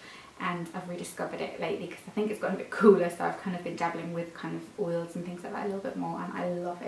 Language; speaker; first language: English; native; English